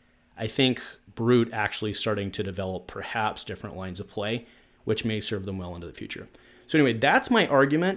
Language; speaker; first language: English; native; English